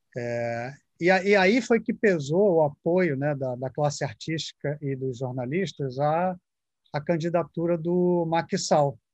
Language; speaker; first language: Portuguese; native; Portuguese